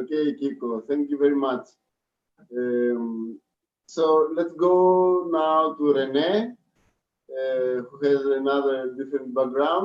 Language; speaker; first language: English; non-native, fluent; Greek